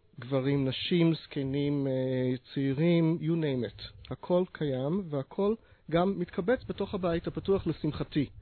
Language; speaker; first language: Hebrew; non-native, fluent; English